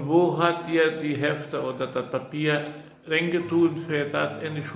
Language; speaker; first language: German; early bilingual, heritage; Portuguese